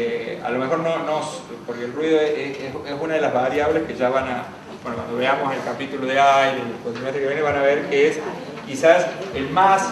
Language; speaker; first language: Spanish; native; Spanish